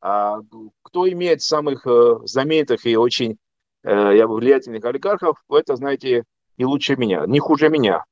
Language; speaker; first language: Russian; non-native, local second language; Georgian